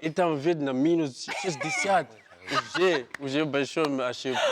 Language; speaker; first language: Russian; non-native, learner; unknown